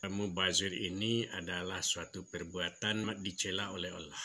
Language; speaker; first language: Indonesian; non-native, local second language; Minangkabau